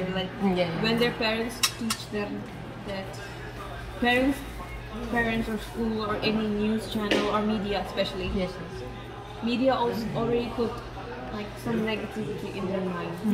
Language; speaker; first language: English; early bilingual, other home language; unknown